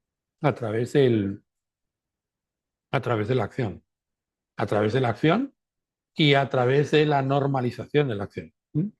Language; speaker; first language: Spanish; native; Spanish